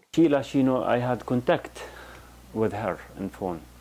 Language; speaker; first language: English; non-native, learner; Arabic